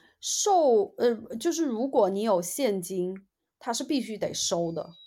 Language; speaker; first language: Chinese; native; Chinese